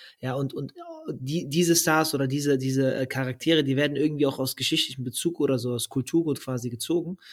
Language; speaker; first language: German; native; German